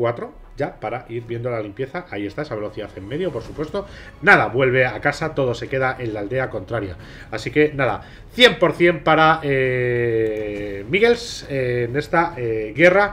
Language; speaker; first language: Spanish; native; Spanish